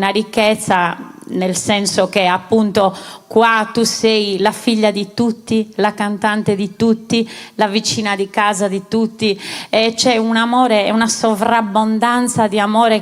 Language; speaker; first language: Italian; native; Italian